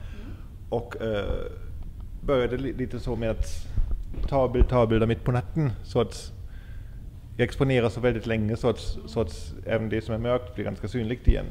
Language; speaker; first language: Swedish; native; Swedish